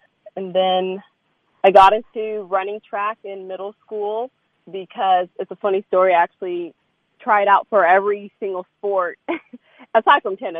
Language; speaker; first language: English; native; English